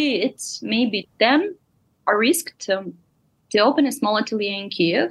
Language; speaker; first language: English; non-native, fluent; Ukrainian